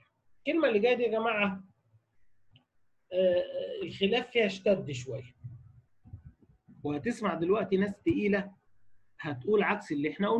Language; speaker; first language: Arabic; native; Arabic